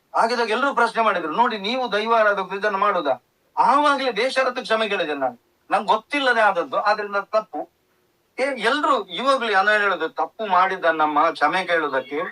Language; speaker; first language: Kannada; non-native, local second language; Tulu